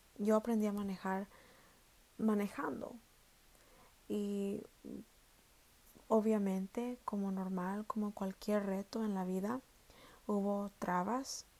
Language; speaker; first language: Spanish; early bilingual, heritage; Spanish